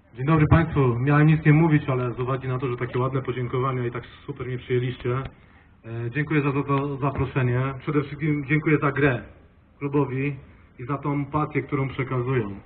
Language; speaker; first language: Polish; native; Polish